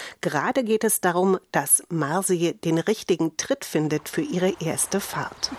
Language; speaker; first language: German; native; German